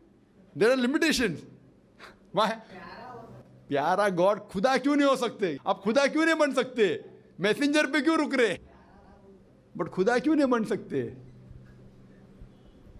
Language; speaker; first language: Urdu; non-native, fluent; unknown